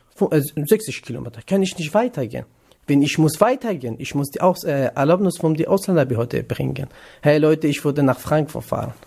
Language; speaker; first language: German; non-native, learner; Kurdish